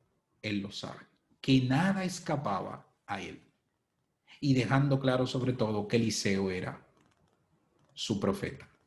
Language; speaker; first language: Spanish; native; Spanish